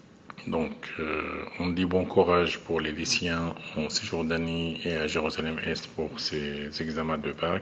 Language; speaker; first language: French; non-native, fluent; Arabic